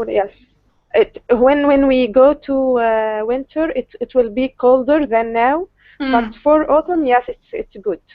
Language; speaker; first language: English; non-native, learner; Arabic